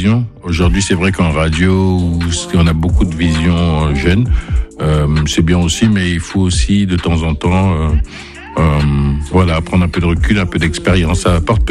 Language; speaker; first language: French; native; French